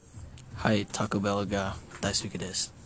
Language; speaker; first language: Japanese; non-native, learner; English